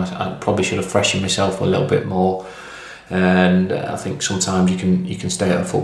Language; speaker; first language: English; native; English